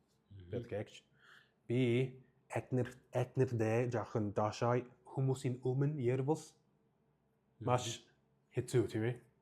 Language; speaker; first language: Mongolian; non-native, learner; English